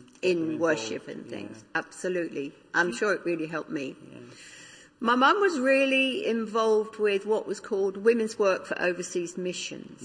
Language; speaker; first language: English; native; English